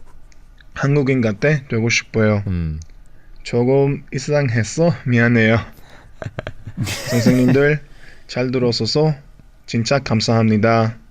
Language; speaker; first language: Korean; non-native, learner; Spanish